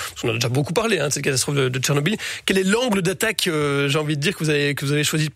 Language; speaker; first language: French; native; French